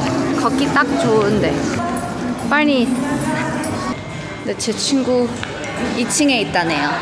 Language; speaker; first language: Korean; early bilingual, heritage; Korean